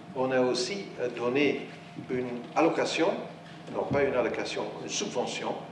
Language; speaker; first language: French; non-native, local second language; Dutch